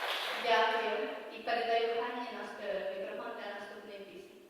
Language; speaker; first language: Ukrainian; early bilingual, heritage; Ukrainian